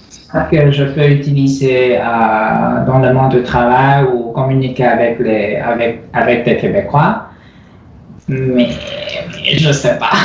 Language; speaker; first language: French; non-native, learner; Chinese